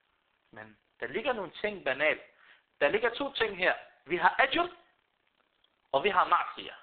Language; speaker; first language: Danish; early bilingual, other home language; Arabic